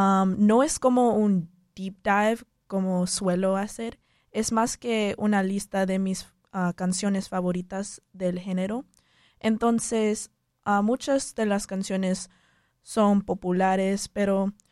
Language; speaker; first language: Spanish; early bilingual, heritage; Spanish